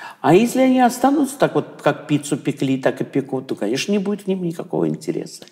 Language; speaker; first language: Russian; native; Russian